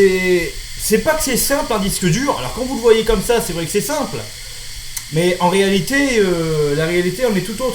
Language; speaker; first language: French; native; French